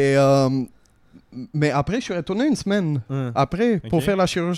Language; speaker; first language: French; native; French